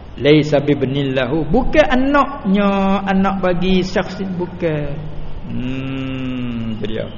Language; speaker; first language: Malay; native; Malay